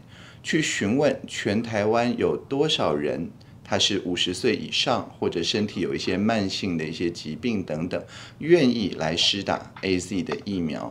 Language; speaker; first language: Chinese; native; Chinese